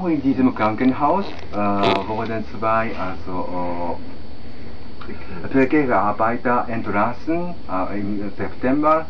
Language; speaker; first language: German; non-native, fluent; Japanese